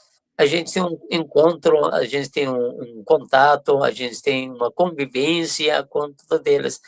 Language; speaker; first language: Portuguese; non-native, fluent; Persian